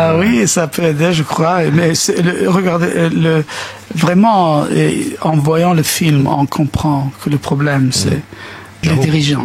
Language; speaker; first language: French; non-native, fluent; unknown